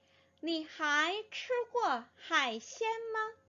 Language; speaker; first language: Chinese; non-native, fluent; Korean